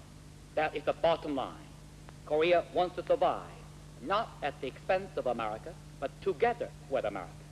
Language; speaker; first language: English; non-native, local second language; Korean